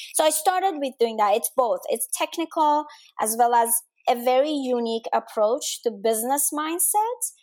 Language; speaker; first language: English; non-native, fluent; Danish